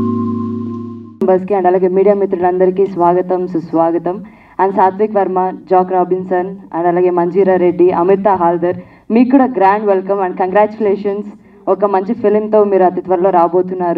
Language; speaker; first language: Telugu; native; Telugu